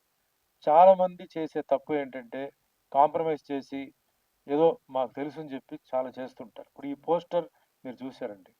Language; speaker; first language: Telugu; native; Telugu